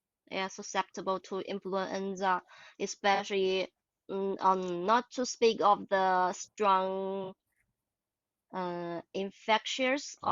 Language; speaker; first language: English; non-native, learner; Chinese